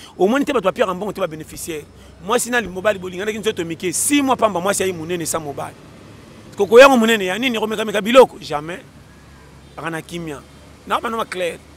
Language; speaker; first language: Lingala; non-native, local second language; Kongo